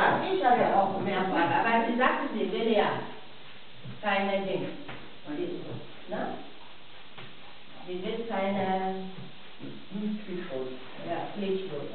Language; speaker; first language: German; non-native, fluent; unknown